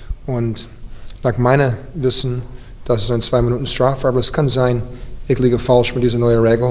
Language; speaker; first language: German; non-native, fluent; English